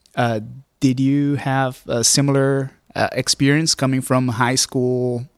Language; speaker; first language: English; non-native, fluent; Portuguese